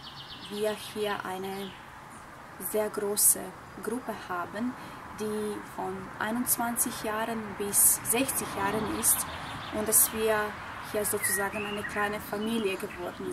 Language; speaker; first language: German; non-native, fluent; Croatian